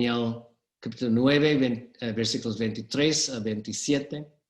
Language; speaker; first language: Spanish; non-native, fluent; English